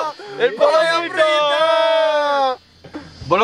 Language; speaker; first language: Italian; non-native, learner; English